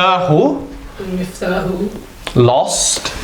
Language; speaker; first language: Arabic; non-native, fluent; English